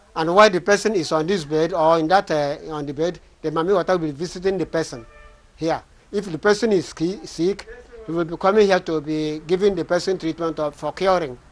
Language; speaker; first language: English; non-native, local second language; Igbo